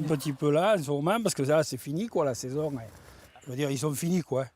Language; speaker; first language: French; native; French